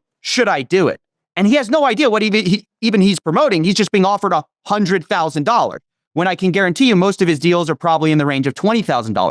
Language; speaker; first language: English; native; English